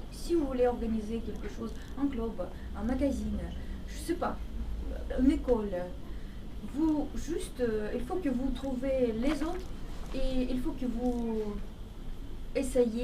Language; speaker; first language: French; non-native, fluent; Russian